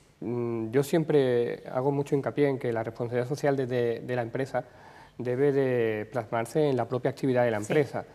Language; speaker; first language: Spanish; native; Spanish